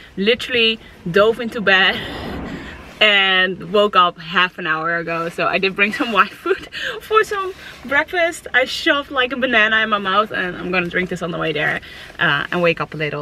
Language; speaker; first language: English; non-native, fluent; Dutch